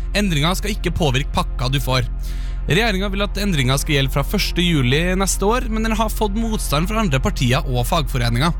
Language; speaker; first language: Norwegian; native; Norwegian